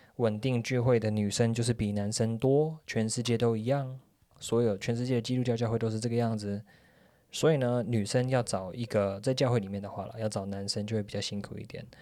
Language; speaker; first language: Chinese; early bilingual, heritage; Chinese